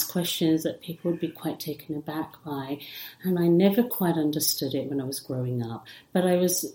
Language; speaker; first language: English; early bilingual, other home language; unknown